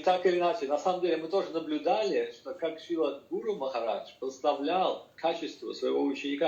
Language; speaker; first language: Russian; native; Russian